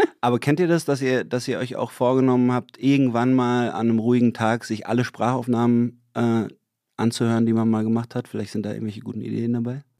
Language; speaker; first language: German; native; German